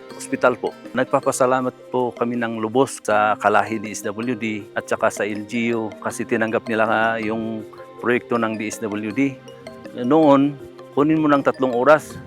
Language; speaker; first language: Filipino; non-native, local second language; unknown